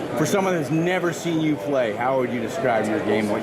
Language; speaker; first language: English; native; English